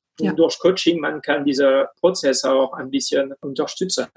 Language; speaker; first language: German; non-native, fluent; French